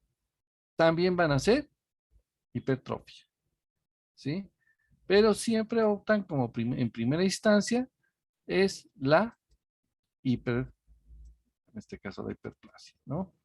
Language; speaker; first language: Spanish; native; Spanish